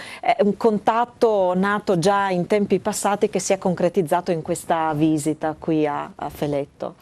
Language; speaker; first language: Italian; native; Italian